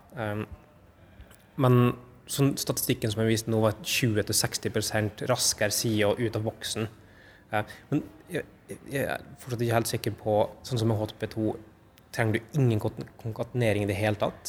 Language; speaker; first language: Norwegian; native; Norwegian